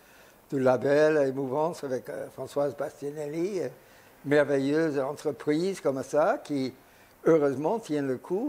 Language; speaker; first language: French; non-native, fluent; English